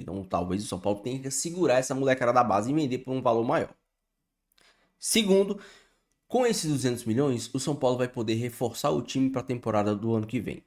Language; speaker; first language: Portuguese; native; Portuguese